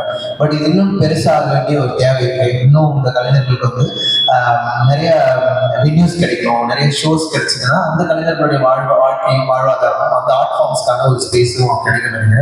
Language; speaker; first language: Tamil; native; Tamil